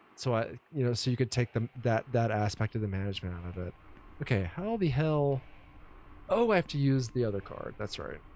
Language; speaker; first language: English; native; English